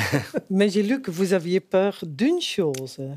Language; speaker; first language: French; non-native, fluent; Dutch